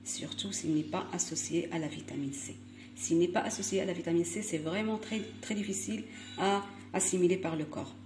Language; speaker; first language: French; non-native, local second language; Arabic